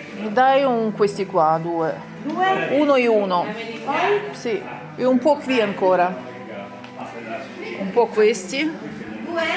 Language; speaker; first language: Italian; non-native, learner; Ukrainian